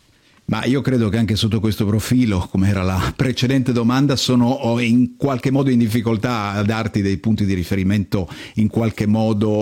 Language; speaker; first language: Italian; native; Italian